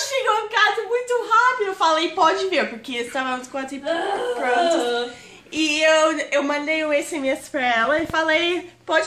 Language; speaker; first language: Portuguese; non-native, fluent; English